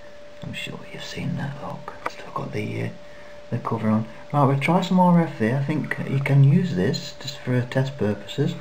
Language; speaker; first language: English; native; English